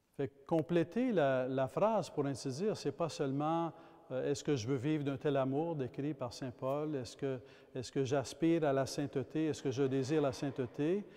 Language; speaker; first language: French; native; French